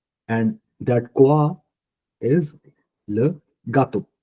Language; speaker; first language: French; non-native, fluent; Punjabi